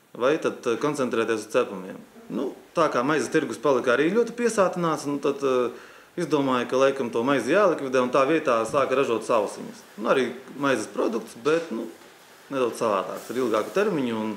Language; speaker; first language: Latvian; native; Latvian